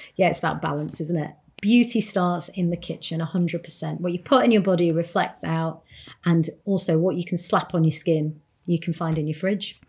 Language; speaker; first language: English; native; English